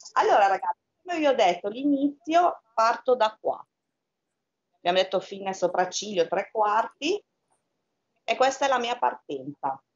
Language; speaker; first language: Italian; early bilingual, other home language; Albanian